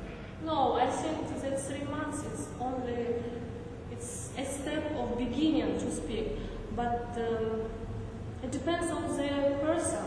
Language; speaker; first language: English; non-native, learner; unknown